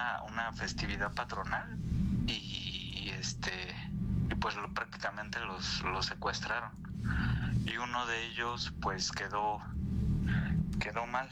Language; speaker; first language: Spanish; native; Spanish